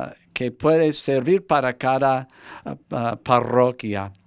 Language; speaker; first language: Spanish; non-native, fluent; English